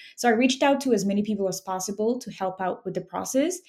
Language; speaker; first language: English; non-native, fluent; Spanish